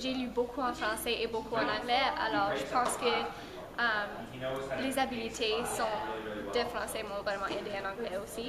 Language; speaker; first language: French; non-native, local second language; English